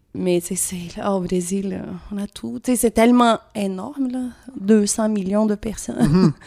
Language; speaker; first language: French; non-native, fluent; Portuguese